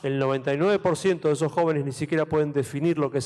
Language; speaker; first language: Spanish; native; Spanish